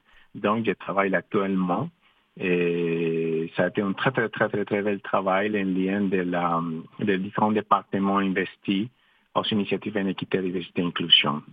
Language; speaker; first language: French; non-native, fluent; Spanish